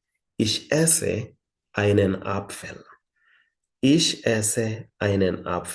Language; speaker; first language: German; non-native, fluent; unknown